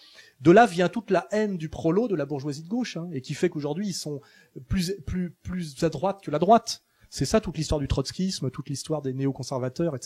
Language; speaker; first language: French; native; French